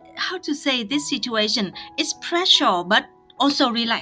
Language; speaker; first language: English; non-native, fluent; Vietnamese